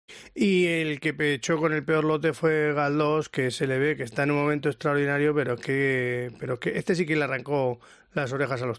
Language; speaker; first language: Spanish; native; Spanish